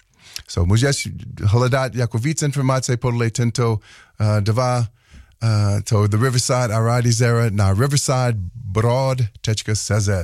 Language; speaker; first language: Czech; non-native, learner; English